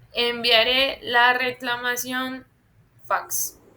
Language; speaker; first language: Spanish; non-native, fluent; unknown